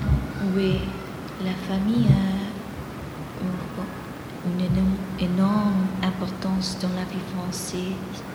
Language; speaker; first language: French; non-native, fluent; Greek